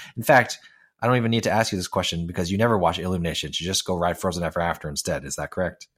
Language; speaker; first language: English; non-native, local second language; Cantonese